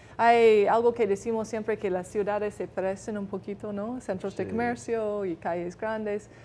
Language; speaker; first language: Spanish; non-native, fluent; English